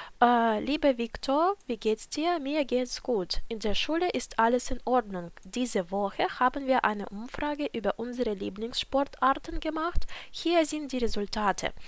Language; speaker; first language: German; non-native, fluent; Ukrainian